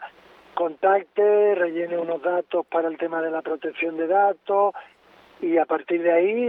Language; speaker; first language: Spanish; native; Spanish